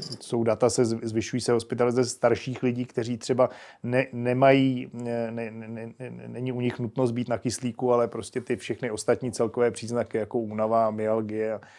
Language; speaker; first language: Czech; native; Czech